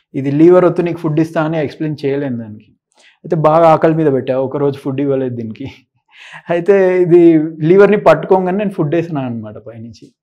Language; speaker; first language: Telugu; native; Telugu